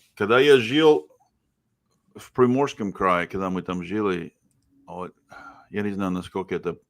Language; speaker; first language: Russian; non-native, fluent; English